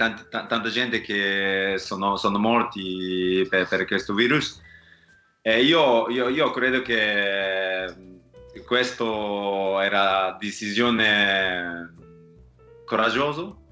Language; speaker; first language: Italian; non-native, fluent; Japanese